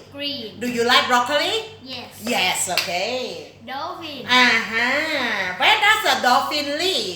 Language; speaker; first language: English; non-native, fluent; Thai